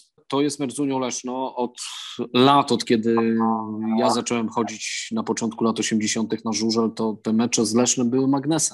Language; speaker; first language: Polish; native; Polish